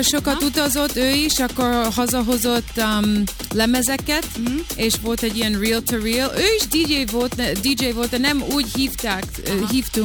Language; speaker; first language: Hungarian; early bilingual, heritage; English